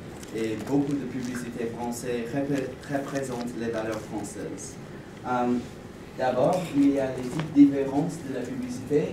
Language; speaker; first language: French; non-native, learner; English